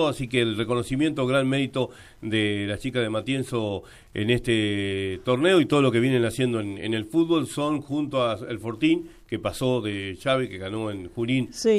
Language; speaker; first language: Spanish; native; Spanish